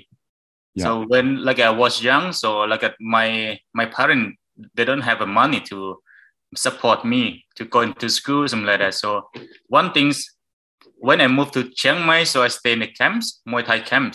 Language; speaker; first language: English; non-native, learner; Thai